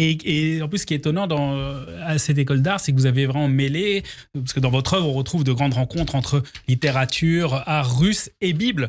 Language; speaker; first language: French; native; French